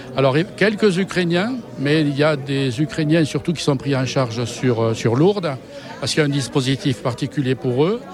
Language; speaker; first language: French; native; French